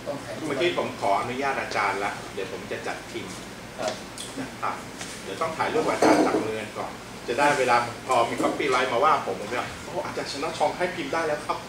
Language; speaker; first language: Thai; native; Thai